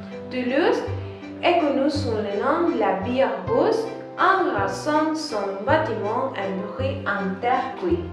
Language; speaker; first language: French; non-native, learner; Spanish